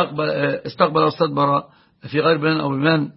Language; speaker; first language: Arabic; native; Arabic